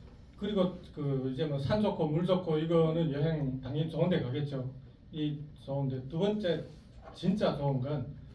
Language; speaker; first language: Korean; non-native, fluent; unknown